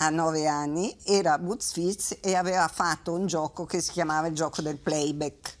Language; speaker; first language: Italian; native; Italian